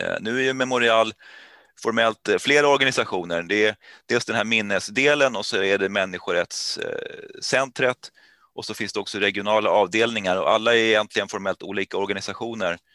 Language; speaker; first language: Swedish; native; Swedish